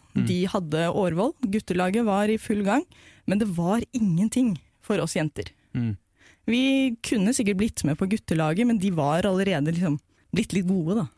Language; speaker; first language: Norwegian; native; Norwegian